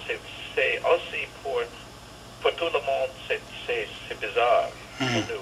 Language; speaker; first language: French; non-native, learner; English